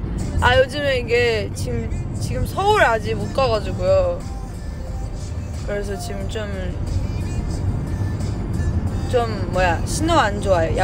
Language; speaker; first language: Korean; non-native, fluent; Chinese